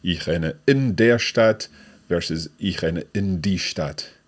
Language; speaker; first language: German; non-native, learner; English